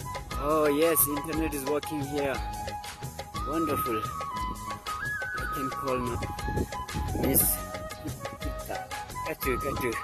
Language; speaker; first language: English; non-native, local second language; Ladakhi